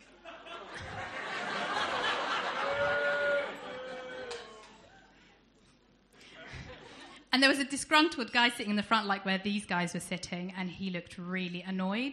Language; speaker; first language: English; native; English